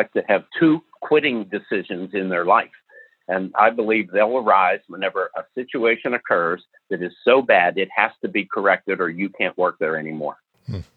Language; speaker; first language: English; native; English